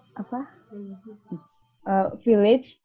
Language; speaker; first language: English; non-native, learner; Indonesian